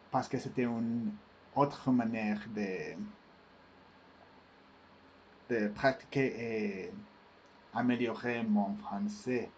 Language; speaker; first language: French; non-native, learner; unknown